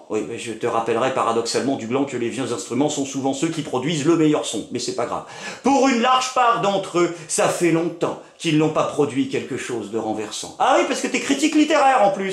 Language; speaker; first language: French; native; French